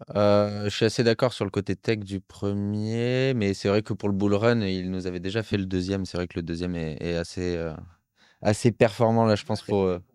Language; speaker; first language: French; native; French